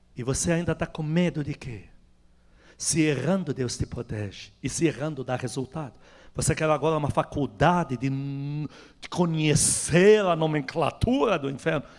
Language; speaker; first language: Portuguese; non-native, fluent; Arabic